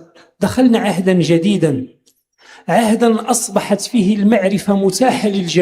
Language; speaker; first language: Arabic; native; Arabic